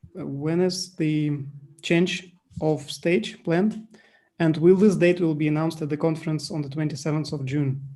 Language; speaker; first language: English; non-native, fluent; Russian